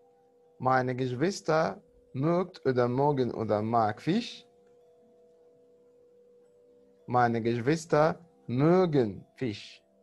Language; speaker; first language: German; non-native, fluent; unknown